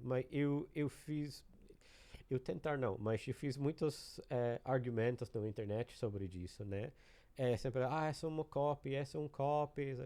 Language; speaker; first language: Portuguese; non-native, learner; English